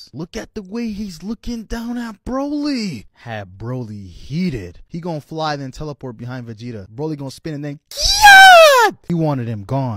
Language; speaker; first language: English; native; English